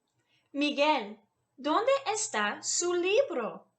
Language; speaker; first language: Spanish; non-native, fluent; English